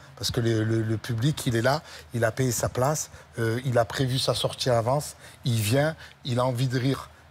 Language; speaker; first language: French; native; French